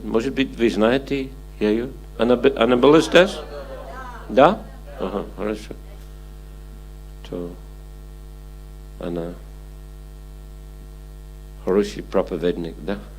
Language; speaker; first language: Russian; non-native, fluent; English